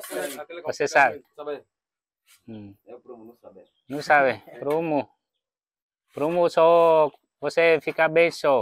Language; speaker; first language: Portuguese; non-native, learner; Vietnamese